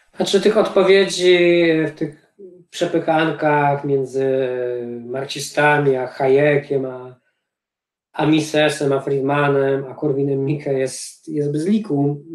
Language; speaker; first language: Polish; native; Polish